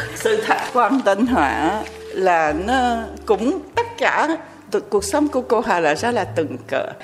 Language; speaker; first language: Vietnamese; native; Vietnamese